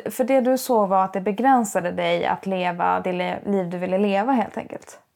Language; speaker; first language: Swedish; native; Swedish